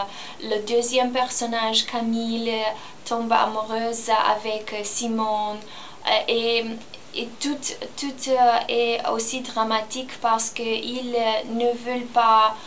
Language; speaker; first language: French; non-native, learner; Romanian